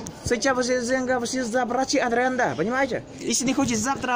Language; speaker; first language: Russian; non-native, learner; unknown